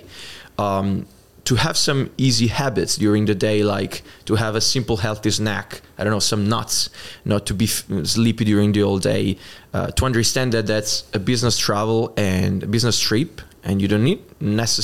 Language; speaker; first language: English; non-native, fluent; Italian